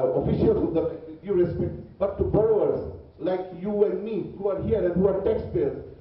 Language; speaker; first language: English; non-native, local second language; Bangla